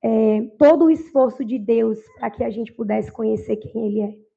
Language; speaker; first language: Portuguese; native; Portuguese